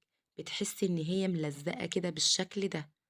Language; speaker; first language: Arabic; native; Arabic